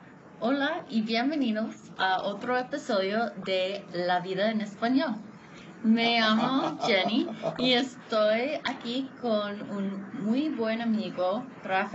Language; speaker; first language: Spanish; non-native, fluent; English